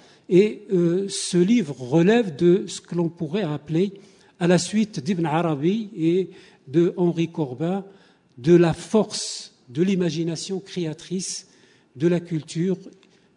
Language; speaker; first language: French; native; French